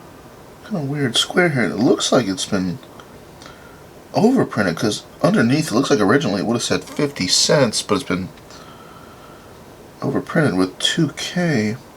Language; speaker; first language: English; native; English